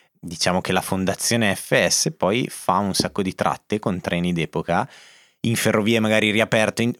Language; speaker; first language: Italian; native; Italian